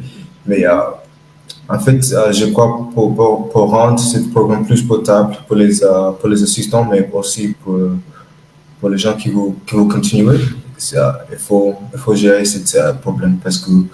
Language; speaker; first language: French; non-native, learner; English